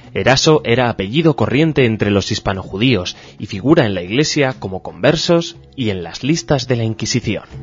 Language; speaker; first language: Spanish; native; Spanish